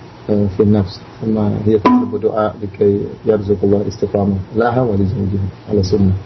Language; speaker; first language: Arabic; non-native, learner; Malay